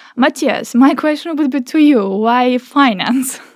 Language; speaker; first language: English; non-native, fluent; Ukrainian